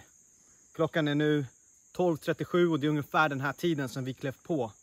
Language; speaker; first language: Swedish; native; Swedish